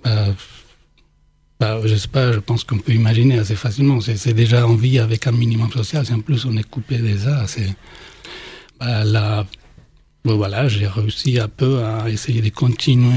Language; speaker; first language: French; non-native, fluent; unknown